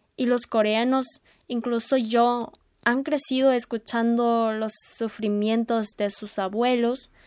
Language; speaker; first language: Spanish; non-native, fluent; Korean